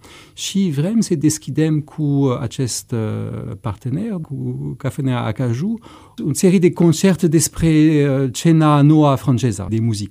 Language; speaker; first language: Romanian; non-native, fluent; French